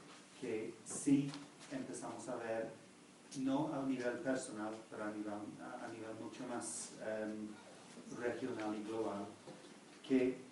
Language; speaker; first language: Spanish; non-native, fluent; English